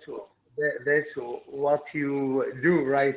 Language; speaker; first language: English; non-native, learner; Arabic